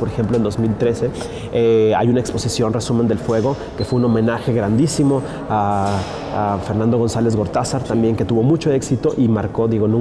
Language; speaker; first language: Spanish; native; Spanish